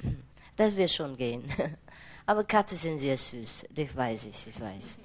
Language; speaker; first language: German; non-native, fluent; Vietnamese